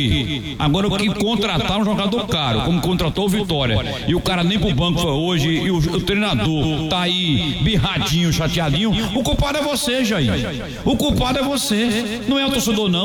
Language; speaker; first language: Portuguese; native; Portuguese